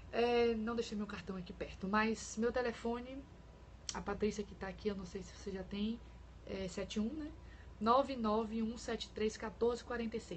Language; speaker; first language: Portuguese; native; Portuguese